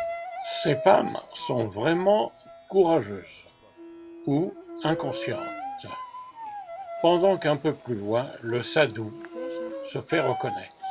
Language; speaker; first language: French; native; French